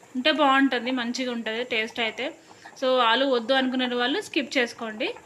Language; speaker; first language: Telugu; non-native, local second language; Lambadi